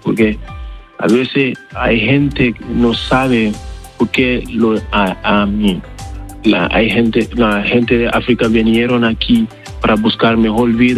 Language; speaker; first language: Spanish; non-native, learner; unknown